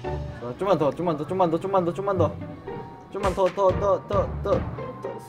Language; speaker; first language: Korean; native; Korean